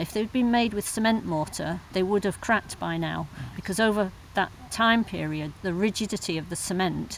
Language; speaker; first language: English; native; English